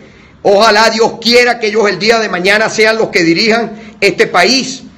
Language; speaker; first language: Spanish; native; Spanish